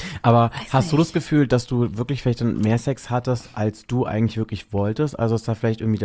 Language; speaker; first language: German; native; German